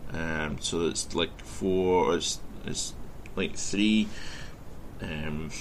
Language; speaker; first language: English; native; English